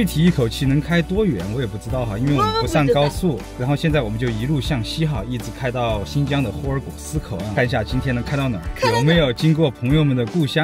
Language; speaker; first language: Chinese; native; Chinese